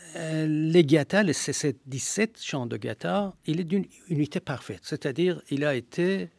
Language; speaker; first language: French; non-native, fluent; Persian